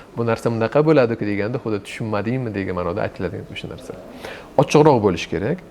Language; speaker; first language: Uzbek; native; Uzbek